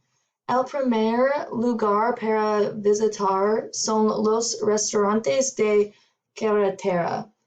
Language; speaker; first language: Spanish; non-native, learner; English